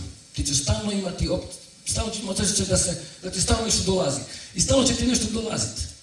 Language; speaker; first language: Croatian; native; Croatian